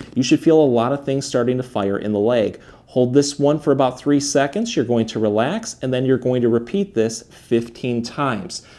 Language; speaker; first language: English; native; English